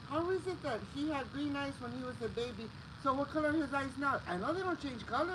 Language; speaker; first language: English; early bilingual, other home language; Spanish